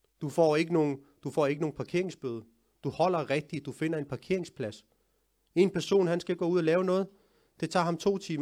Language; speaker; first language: Danish; early bilingual, other home language; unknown